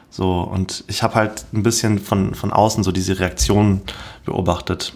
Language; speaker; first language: German; native; German